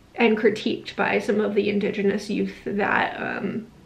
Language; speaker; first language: English; native; English